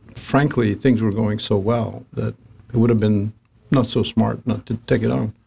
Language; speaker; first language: English; non-native, fluent; Arabic